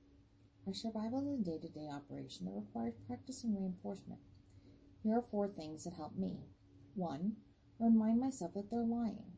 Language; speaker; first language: English; native; English